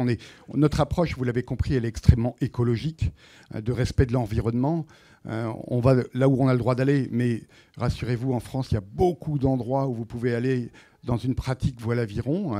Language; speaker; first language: French; native; French